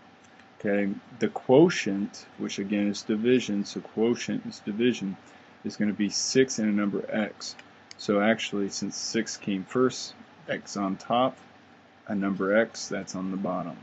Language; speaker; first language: English; native; English